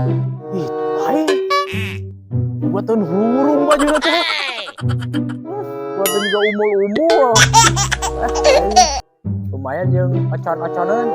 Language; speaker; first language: Indonesian; non-native, local second language; Sundanese